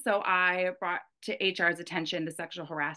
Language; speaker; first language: English; native; English